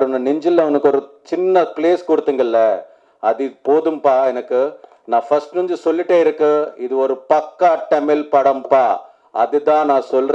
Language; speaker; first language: Tamil; non-native, learner; Telugu